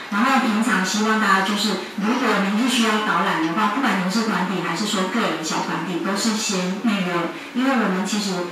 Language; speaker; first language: Chinese; native; Chinese